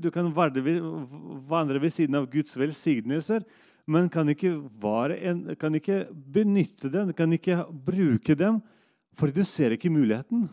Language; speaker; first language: Norwegian; non-native, fluent; Russian